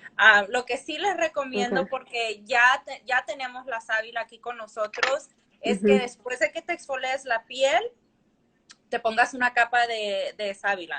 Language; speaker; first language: Spanish; early bilingual, heritage; Spanish